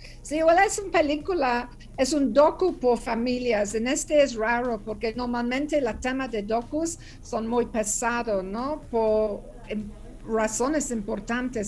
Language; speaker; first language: Spanish; non-native, learner; English